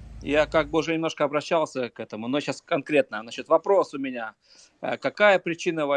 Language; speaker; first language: Russian; native; Russian